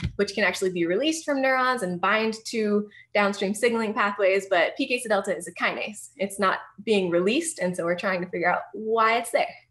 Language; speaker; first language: English; native; English